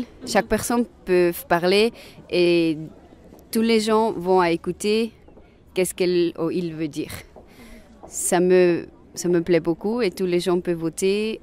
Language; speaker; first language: French; non-native, local second language; Swiss German